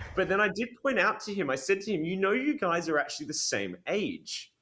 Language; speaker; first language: English; native; English